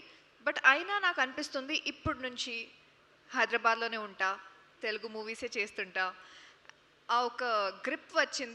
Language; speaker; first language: Telugu; non-native, fluent; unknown